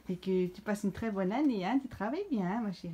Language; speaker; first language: French; native; French